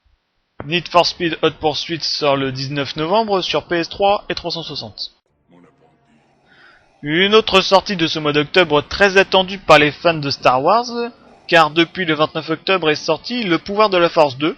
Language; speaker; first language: French; native; French